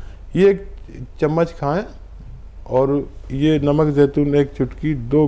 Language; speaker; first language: Hindi; native; Hindi